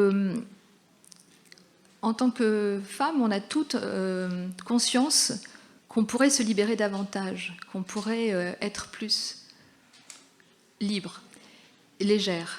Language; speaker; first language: French; native; French